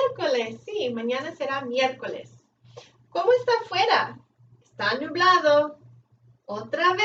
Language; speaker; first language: Spanish; non-native, fluent; English